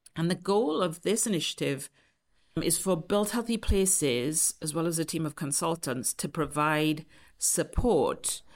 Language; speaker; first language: English; native; English